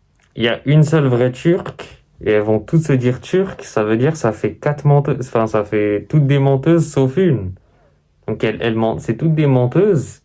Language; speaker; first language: French; native; French